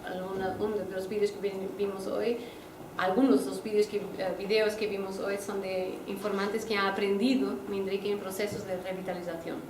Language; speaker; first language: Spanish; non-native, fluent; Portuguese